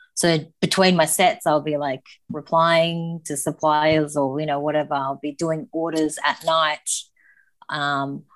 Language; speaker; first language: English; early bilingual, other home language; Japanese